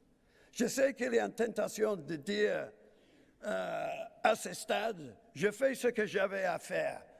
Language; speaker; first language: French; non-native, fluent; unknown